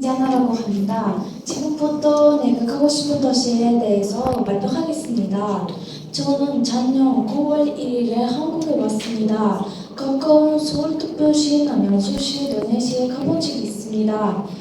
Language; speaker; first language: Korean; non-native, learner; Kazakh